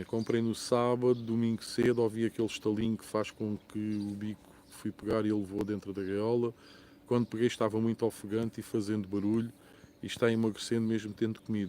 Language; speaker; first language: Portuguese; native; Portuguese